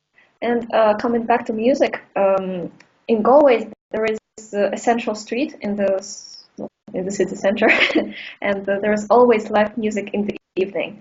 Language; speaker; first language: English; non-native, fluent; Russian